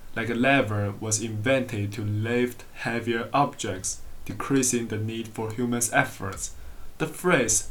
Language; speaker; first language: English; non-native, fluent; Chinese